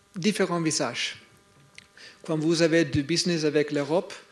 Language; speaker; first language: French; non-native, fluent; English